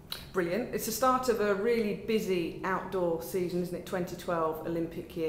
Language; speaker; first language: English; native; English